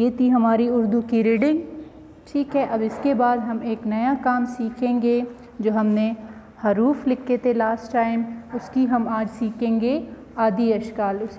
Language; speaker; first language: Urdu; non-native, local second language; Punjabi